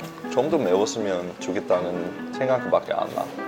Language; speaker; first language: Korean; non-native, fluent; English